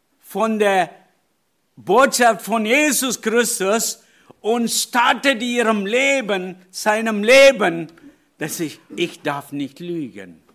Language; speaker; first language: German; non-native, learner; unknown